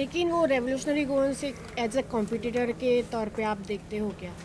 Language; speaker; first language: Hindi; non-native, local second language; Marathi